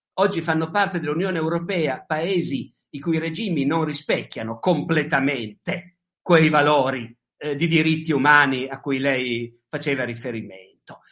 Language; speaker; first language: Italian; native; Italian